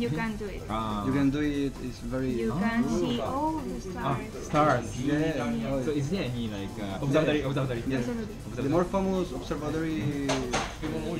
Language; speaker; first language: English; non-native, learner; Spanish